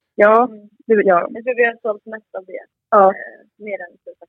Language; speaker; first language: Swedish; native; Swedish